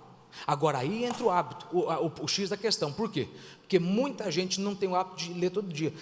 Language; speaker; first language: Portuguese; native; Portuguese